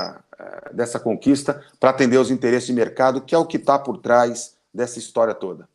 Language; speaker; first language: Portuguese; native; Portuguese